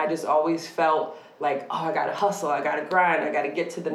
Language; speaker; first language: English; native; English